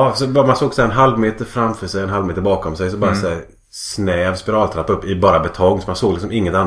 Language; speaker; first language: Swedish; native; Swedish